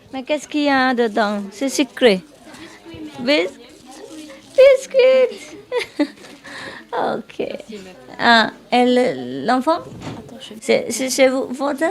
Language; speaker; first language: French; non-native, learner; Vietnamese